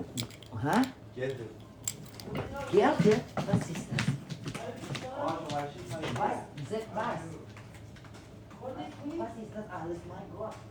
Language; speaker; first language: German; non-native, learner; Indonesian